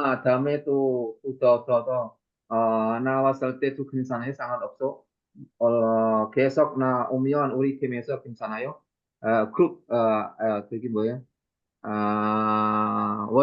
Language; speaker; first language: Korean; non-native, learner; Indonesian